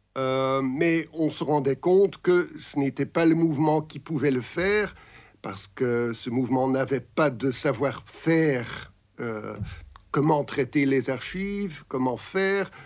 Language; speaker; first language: French; non-native, local second language; Dutch